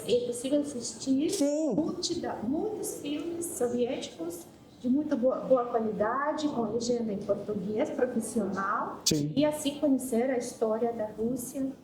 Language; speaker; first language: Portuguese; non-native, fluent; Russian